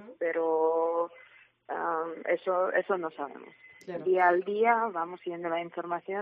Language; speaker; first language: Spanish; non-native, fluent; Ukrainian